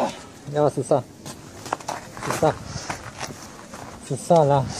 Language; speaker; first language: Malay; non-native, learner; English